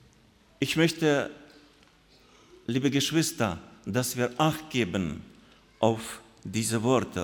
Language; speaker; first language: German; non-native, fluent; Russian